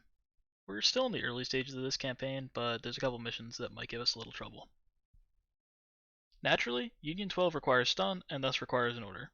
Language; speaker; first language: English; native; English